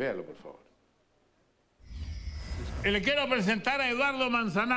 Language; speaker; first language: Spanish; native; Spanish